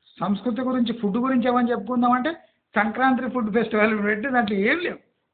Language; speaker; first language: Telugu; native; Telugu